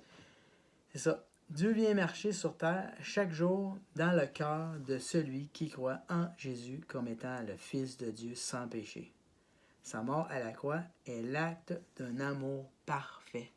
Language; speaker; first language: French; native; French